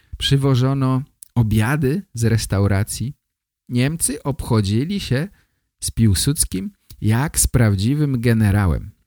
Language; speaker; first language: Polish; native; Polish